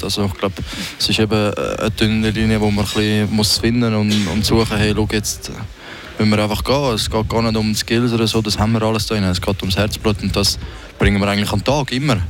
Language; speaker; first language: German; non-native, local second language; French